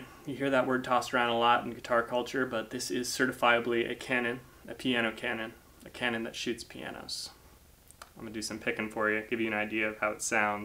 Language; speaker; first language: English; native; English